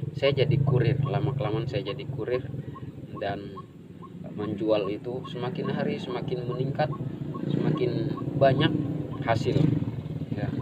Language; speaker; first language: Indonesian; non-native, local second language; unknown